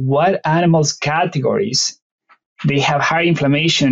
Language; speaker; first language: English; non-native, fluent; Spanish